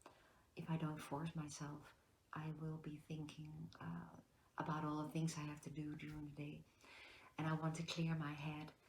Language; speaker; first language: English; non-native, fluent; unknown